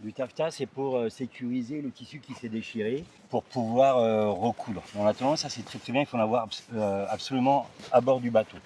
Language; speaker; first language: French; native; French